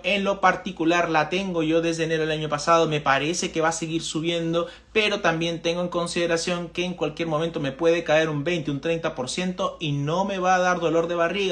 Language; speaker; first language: Spanish; native; Spanish